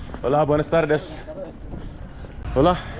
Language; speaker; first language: Spanish; non-native, learner; Finnish